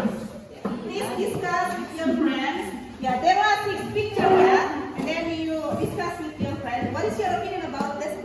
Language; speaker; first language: English; non-native, fluent; Indonesian